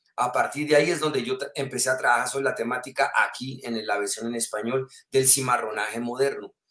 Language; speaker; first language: Spanish; early bilingual, heritage; French